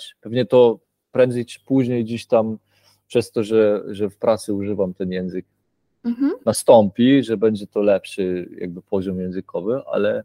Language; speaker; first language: Polish; early bilingual, heritage; Polish